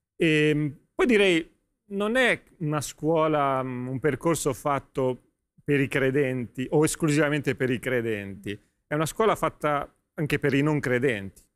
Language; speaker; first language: Italian; native; Italian